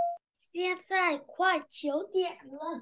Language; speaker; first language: Chinese; non-native, learner; Vietnamese